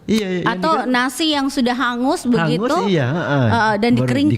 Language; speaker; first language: Indonesian; native; Indonesian